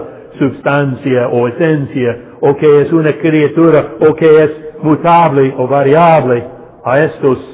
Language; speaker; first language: Spanish; non-native, fluent; English